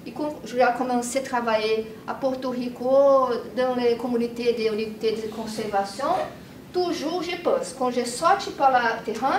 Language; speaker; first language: French; non-native, learner; Portuguese